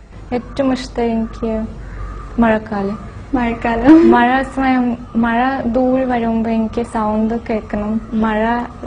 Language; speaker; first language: Malayalam; non-native, fluent; Russian